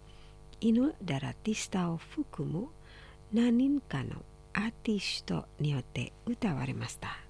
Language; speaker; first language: Japanese; non-native, fluent; Indonesian